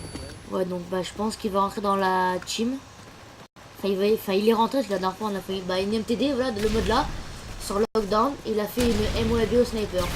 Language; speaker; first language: French; native; French